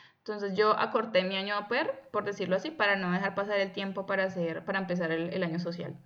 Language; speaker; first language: Spanish; native; Spanish